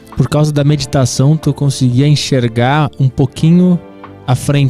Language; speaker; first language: Portuguese; native; Portuguese